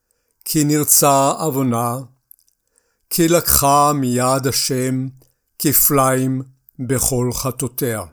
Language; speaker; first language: Hebrew; native; Hebrew